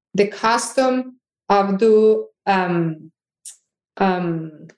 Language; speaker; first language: English; non-native, fluent; Catalan